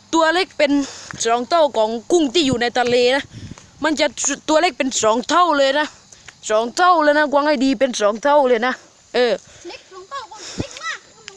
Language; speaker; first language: Thai; native; Thai